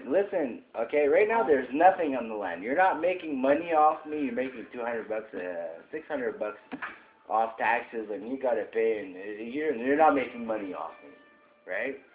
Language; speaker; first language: English; non-native, fluent; French